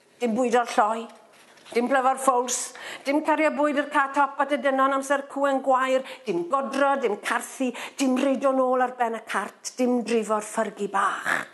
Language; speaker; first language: Welsh; non-native, local second language; English